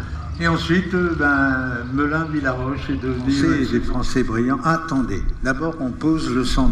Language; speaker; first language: French; native; French